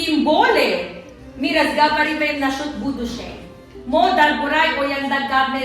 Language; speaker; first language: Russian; non-native, learner; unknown